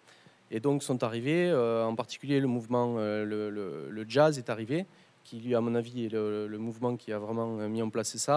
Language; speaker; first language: French; native; French